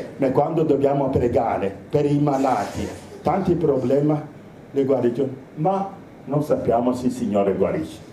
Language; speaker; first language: Italian; non-native, fluent; Romanian